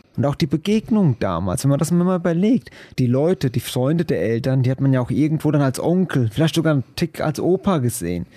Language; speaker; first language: German; early bilingual, other home language; Croatian